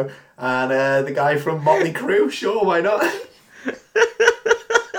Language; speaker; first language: English; native; English